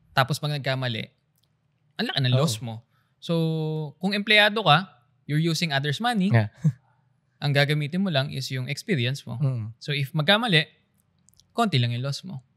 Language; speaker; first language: Filipino; native; Filipino